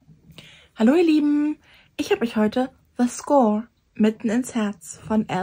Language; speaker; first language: German; native; German